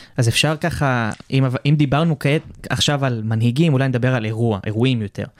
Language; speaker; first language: Hebrew; native; Hebrew